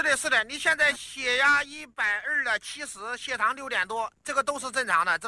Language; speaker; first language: Chinese; native; Chinese